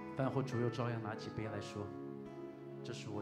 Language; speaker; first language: Chinese; native; Chinese